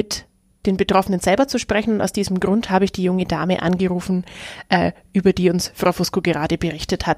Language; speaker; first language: German; native; German